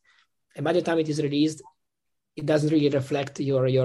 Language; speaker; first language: English; non-native, fluent; Italian